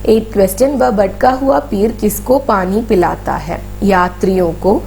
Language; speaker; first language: Hindi; non-native, local second language; Malayalam